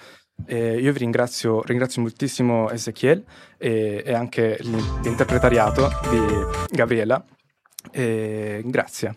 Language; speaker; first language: Italian; native; Italian